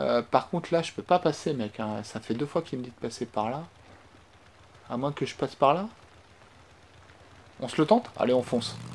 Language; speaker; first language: French; native; French